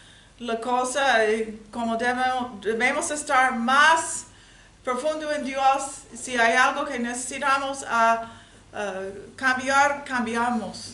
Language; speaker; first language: Spanish; non-native, learner; English